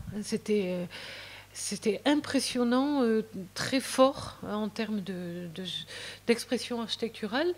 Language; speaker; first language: French; native; French